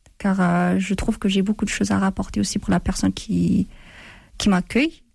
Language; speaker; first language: French; non-native, fluent; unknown